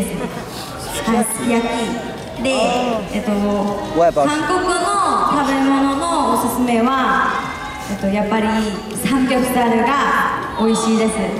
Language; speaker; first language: Japanese; non-native, fluent; Korean